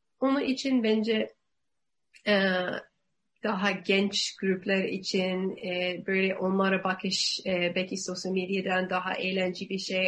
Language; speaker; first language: Turkish; non-native, learner; English